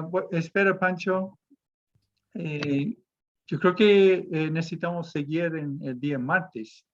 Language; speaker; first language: Spanish; non-native, fluent; English